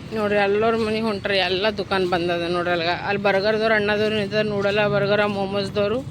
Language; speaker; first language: Kannada; native; Kannada